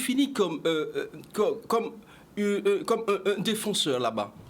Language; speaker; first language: French; non-native, local second language; Haitian Creole